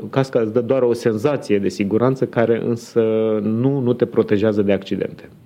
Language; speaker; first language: Romanian; native; Romanian